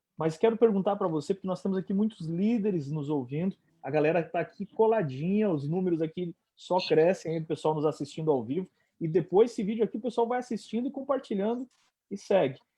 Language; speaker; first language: Portuguese; native; Portuguese